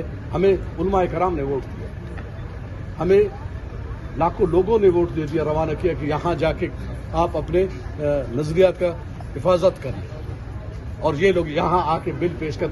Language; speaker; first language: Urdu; non-native, local second language; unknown